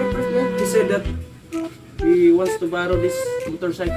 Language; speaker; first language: English; non-native, learner; Filipino